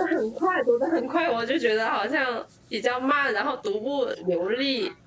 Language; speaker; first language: Chinese; non-native, learner; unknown